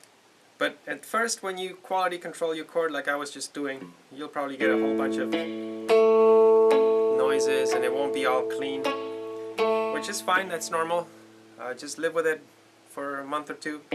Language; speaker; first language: English; native; English